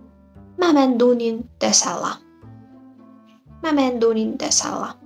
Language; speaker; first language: Finnish; non-native, learner; Russian